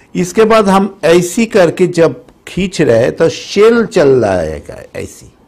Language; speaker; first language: Hindi; non-native, local second language; Bangla